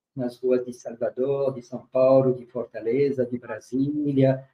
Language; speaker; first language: Portuguese; non-native, fluent; French